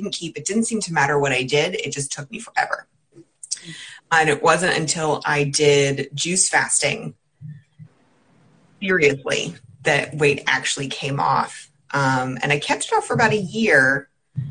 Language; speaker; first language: English; native; English